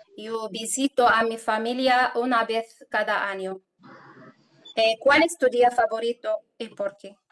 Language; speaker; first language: Spanish; non-native, learner; Arabic